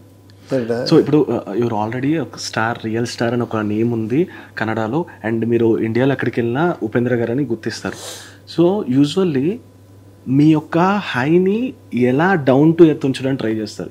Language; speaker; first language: Telugu; native; Telugu